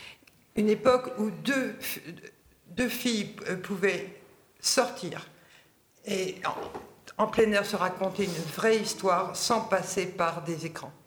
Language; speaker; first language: French; native; French